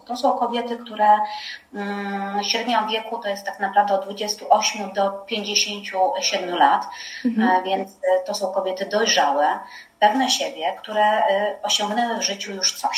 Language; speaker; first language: Polish; native; Polish